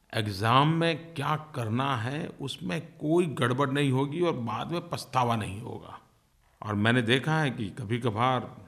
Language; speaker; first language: Hindi; non-native, local second language; Gujarati